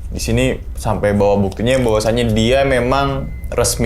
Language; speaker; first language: Indonesian; native; Indonesian